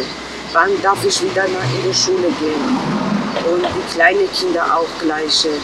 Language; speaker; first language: German; non-native, fluent; Georgian